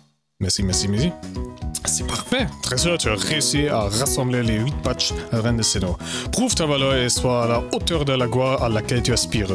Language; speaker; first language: French; non-native, learner; German